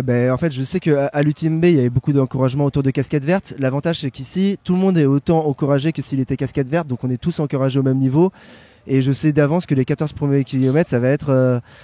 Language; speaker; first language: French; native; French